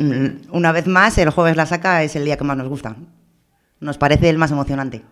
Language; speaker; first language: Spanish; native; Spanish